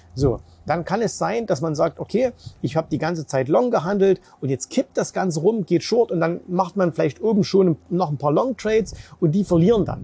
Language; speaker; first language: German; native; German